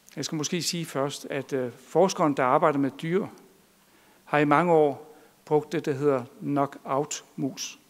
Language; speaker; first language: Danish; native; Danish